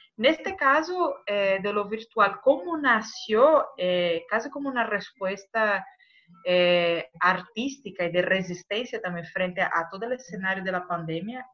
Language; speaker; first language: Spanish; non-native, fluent; Portuguese